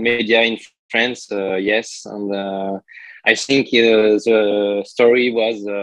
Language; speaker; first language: English; non-native, learner; French